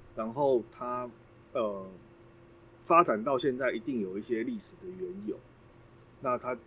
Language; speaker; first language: Chinese; native; Chinese